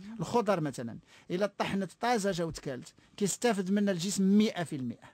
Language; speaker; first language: Arabic; native; Arabic